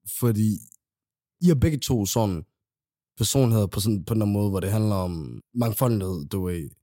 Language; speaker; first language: Danish; early bilingual, other home language; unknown